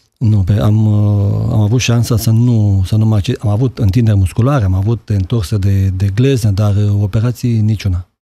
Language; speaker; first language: Romanian; native; Romanian